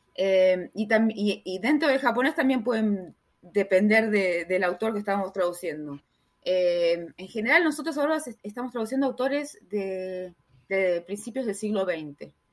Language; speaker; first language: Spanish; native; Spanish